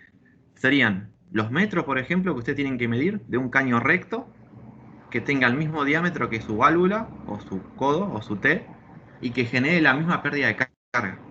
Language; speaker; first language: Spanish; native; Spanish